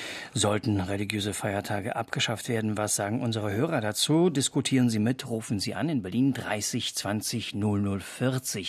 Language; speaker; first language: German; native; German